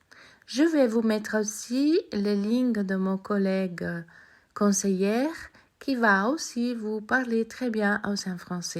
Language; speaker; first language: French; non-native, fluent; Italian